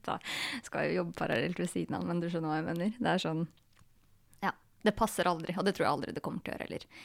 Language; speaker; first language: Norwegian; native; Norwegian